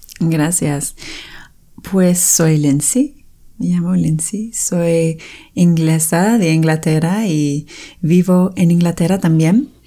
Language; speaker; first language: Spanish; non-native, fluent; English